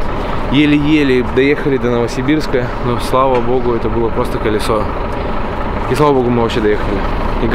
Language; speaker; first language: Russian; native; Russian